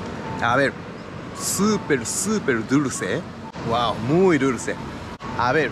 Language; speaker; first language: Spanish; non-native, fluent; Japanese